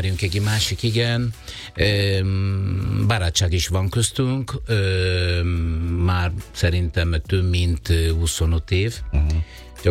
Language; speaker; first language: Hungarian; non-native, fluent; Italian